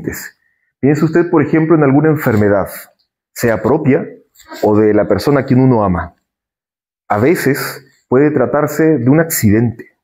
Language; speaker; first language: Spanish; native; Spanish